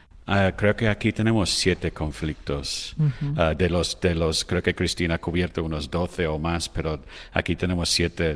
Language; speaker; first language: Spanish; non-native, fluent; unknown